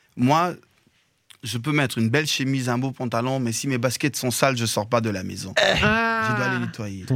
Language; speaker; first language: French; non-native, local second language; Lingala